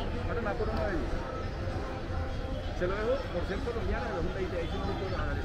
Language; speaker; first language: Spanish; native; Spanish